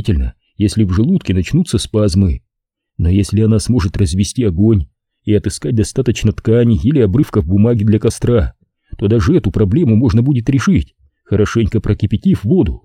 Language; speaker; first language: Russian; native; Russian